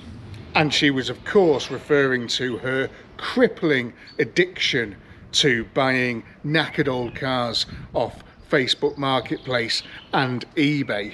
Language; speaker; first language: English; native; English